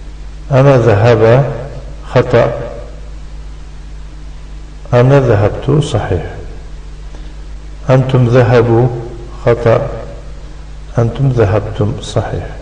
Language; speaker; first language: Arabic; non-native, fluent; Tajik